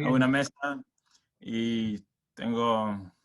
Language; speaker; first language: Spanish; non-native, learner; English